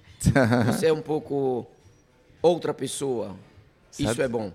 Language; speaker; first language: French; non-native, learner; Portuguese